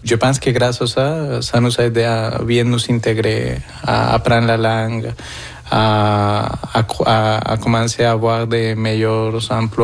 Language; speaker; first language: French; non-native, fluent; Spanish